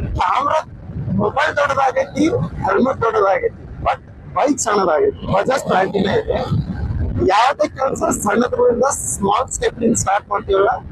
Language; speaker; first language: Kannada; non-native, local second language; Lambadi